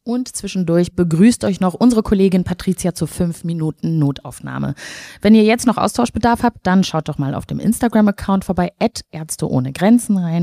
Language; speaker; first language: German; native; German